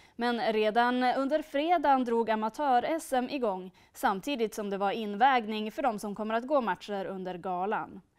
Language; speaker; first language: Swedish; native; Swedish